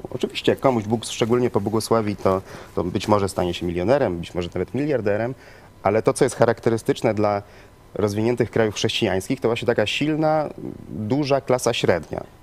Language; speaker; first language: Polish; native; Polish